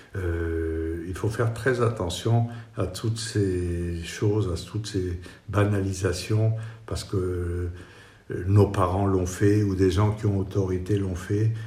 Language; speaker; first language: French; non-native, fluent; Spanish